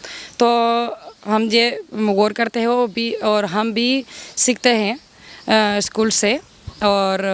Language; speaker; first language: Hindi; non-native, learner; Spanish